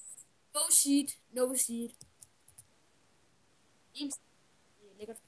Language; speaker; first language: Danish; native; Danish